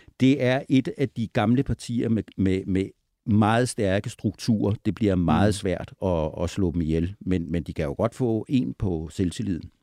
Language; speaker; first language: Danish; native; Danish